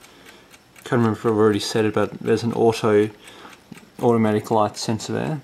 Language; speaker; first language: English; native; English